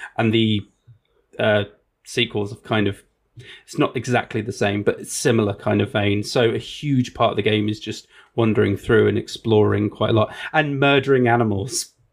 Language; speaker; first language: English; native; English